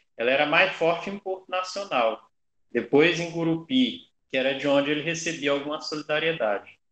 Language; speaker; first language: Portuguese; native; Portuguese